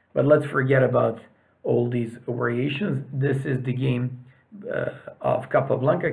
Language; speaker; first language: English; non-native, fluent; Serbian